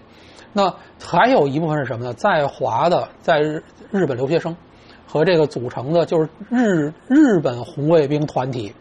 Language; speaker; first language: Chinese; native; Chinese